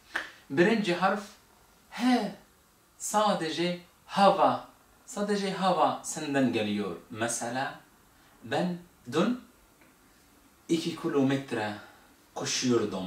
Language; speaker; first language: Turkish; non-native, fluent; Arabic